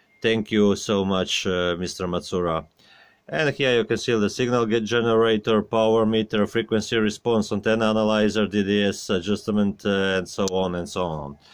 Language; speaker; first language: English; non-native, learner; Croatian